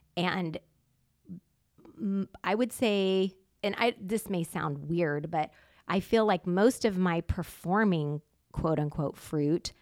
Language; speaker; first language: English; native; English